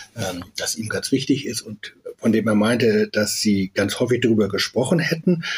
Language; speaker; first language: German; native; German